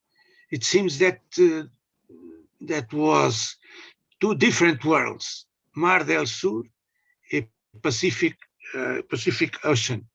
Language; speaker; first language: English; non-native, learner; Portuguese